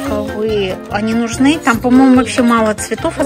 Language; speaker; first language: Russian; native; Russian